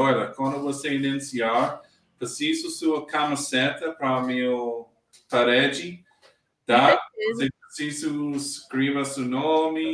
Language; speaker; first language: Portuguese; non-native, learner; English